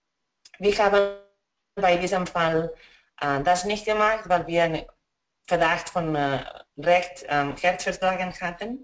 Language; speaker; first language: German; non-native, fluent; Spanish